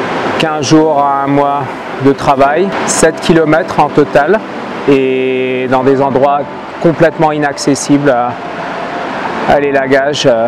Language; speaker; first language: French; early bilingual, heritage; Finnish